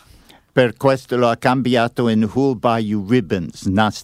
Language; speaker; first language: Italian; non-native, learner; English